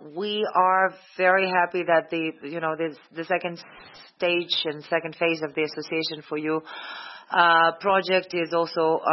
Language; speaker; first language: English; non-native, fluent; Ukrainian